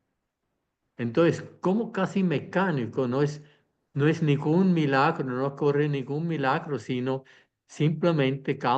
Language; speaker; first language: Spanish; non-native, fluent; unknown